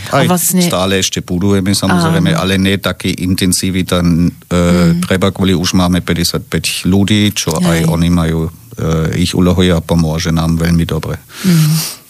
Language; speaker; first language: Slovak; non-native, fluent; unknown